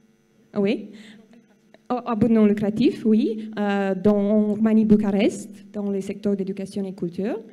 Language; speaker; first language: French; non-native, learner; Romanian